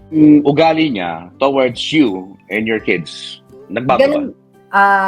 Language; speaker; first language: Filipino; native; Filipino